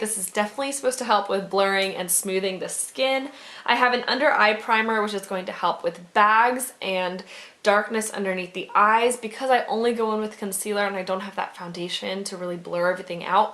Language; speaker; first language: English; native; English